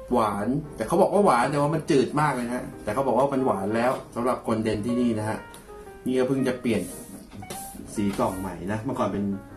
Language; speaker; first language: Thai; native; Thai